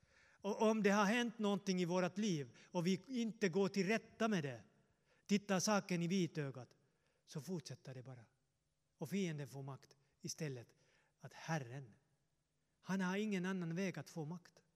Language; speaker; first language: Swedish; non-native, fluent; Finnish